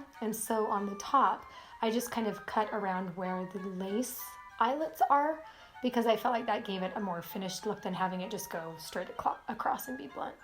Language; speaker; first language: English; native; English